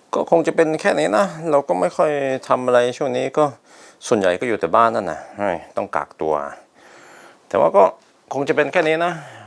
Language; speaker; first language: Thai; non-native, fluent; Norwegian